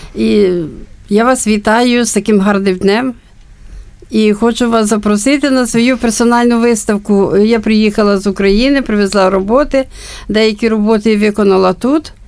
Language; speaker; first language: Ukrainian; non-native, local second language; Russian